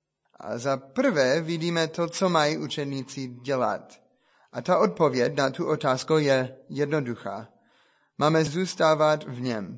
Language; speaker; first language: Czech; non-native, fluent; English